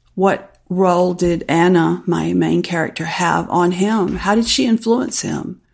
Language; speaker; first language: English; native; English